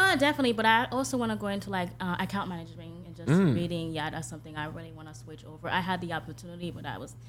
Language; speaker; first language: English; early bilingual, other home language; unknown